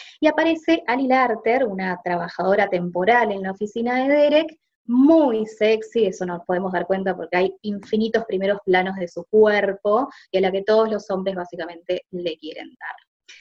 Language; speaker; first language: Spanish; native; Spanish